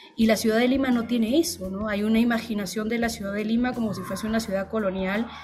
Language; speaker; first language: Spanish; native; Spanish